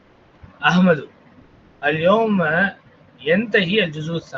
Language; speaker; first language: Arabic; non-native, fluent; Tamil